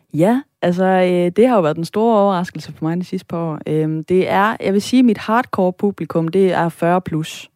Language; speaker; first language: Danish; native; Danish